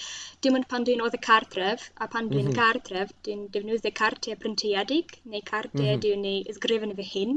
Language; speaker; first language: Welsh; non-native, learner; Russian